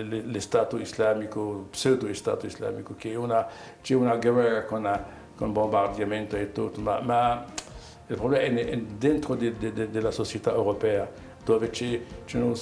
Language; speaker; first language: Italian; non-native, learner; Arabic